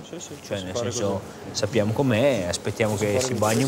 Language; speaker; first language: Italian; native; Italian